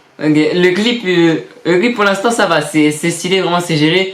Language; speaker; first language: French; native; French